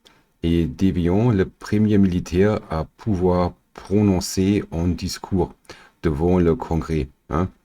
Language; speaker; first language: French; non-native, learner; German